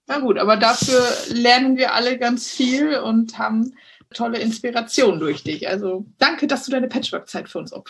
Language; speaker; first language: German; native; German